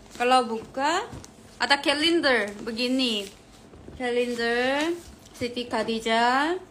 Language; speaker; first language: Indonesian; non-native, fluent; Korean